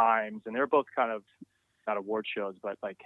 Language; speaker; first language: English; native; English